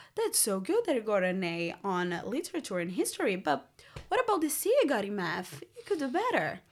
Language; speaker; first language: English; non-native, fluent; Portuguese